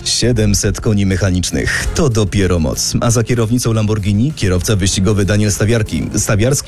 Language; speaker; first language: Polish; native; Polish